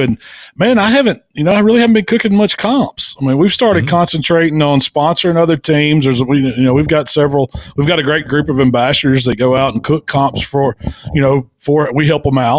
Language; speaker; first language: English; native; English